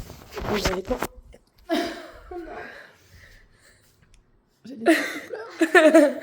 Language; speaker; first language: French; native; French